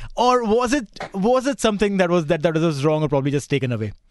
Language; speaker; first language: English; non-native, local second language; Hindi